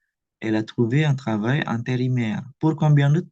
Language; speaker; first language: French; non-native, fluent; Indonesian